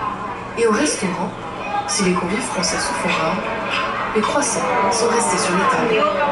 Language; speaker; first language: French; native; French